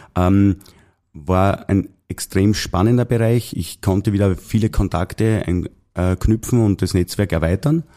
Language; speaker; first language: German; native; German